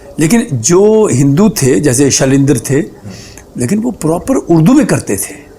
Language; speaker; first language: Urdu; native; Urdu